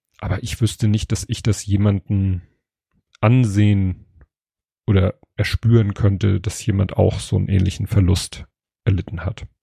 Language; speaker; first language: German; native; German